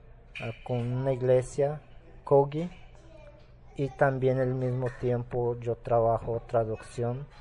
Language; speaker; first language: Spanish; non-native, local second language; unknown